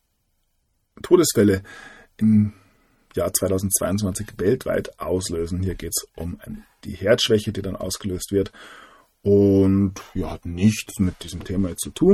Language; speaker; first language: German; native; German